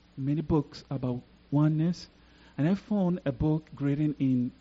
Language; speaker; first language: English; non-native, fluent; Spanish